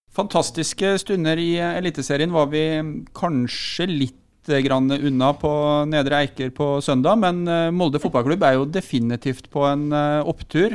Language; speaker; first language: Norwegian; native; Norwegian